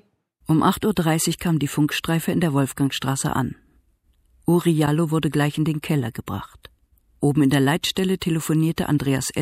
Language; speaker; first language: German; native; German